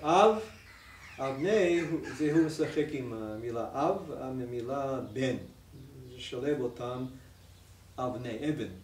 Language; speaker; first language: Hebrew; non-native, fluent; English